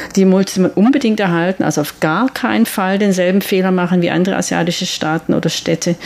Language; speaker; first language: German; native; German